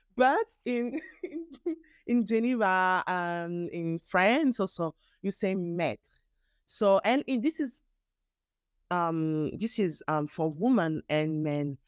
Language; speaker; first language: English; non-native, fluent; French